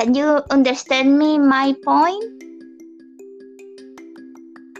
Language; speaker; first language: English; non-native, fluent; Spanish